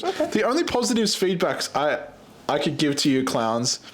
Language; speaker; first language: English; native; English